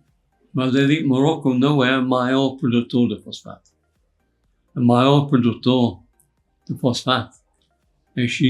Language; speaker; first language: Portuguese; non-native, fluent; English